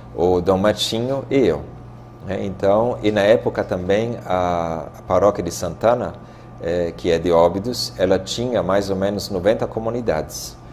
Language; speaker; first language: Portuguese; non-native, fluent; German